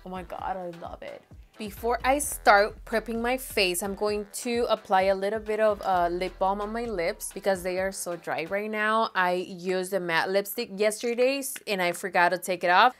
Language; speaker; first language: English; non-native, fluent; Spanish